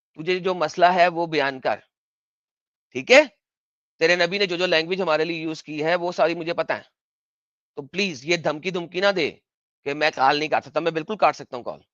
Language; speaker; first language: Urdu; non-native, local second language; Punjabi